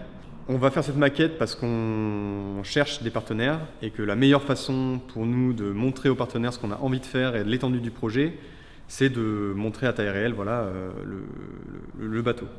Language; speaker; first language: French; native; French